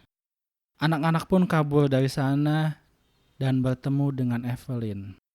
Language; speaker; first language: Indonesian; native; Indonesian